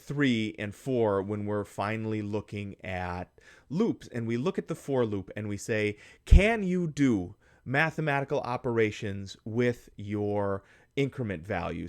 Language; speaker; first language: English; native; English